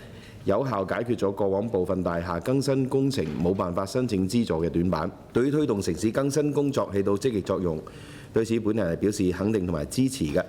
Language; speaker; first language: Cantonese; native; Cantonese